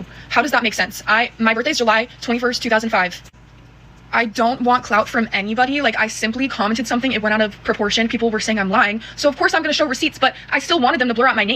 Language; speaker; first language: English; native; English